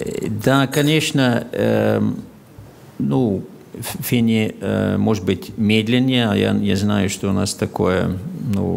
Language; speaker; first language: Russian; non-native, fluent; Finnish